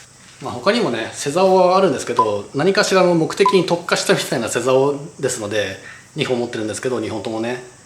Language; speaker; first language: Japanese; native; Japanese